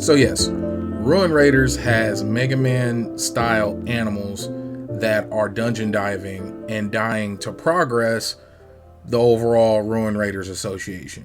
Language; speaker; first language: English; native; English